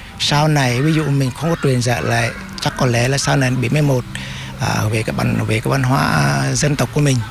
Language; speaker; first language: Vietnamese; non-native, local second language; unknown